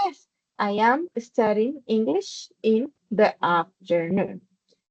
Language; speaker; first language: English; non-native, fluent; Spanish